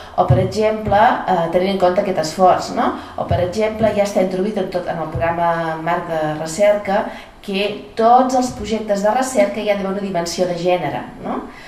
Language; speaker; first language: Catalan; native; Catalan